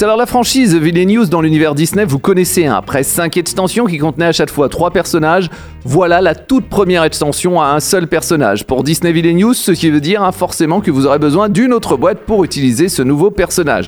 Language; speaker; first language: French; native; French